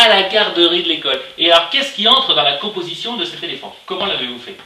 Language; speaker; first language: French; native; French